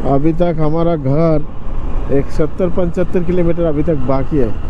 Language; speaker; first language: Hindi; non-native, local second language; Bangla